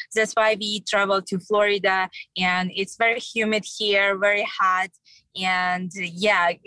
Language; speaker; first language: English; non-native, learner; Russian